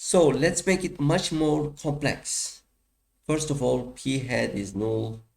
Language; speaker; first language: English; non-native, fluent; Turkish